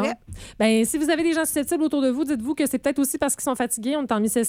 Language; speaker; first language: French; native; French